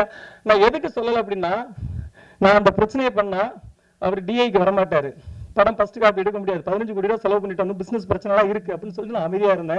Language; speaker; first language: Tamil; native; Tamil